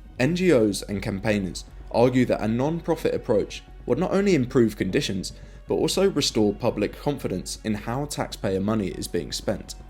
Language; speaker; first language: English; native; English